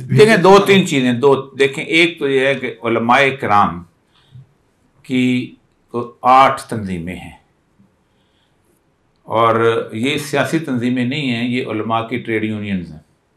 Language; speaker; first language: Urdu; native; Urdu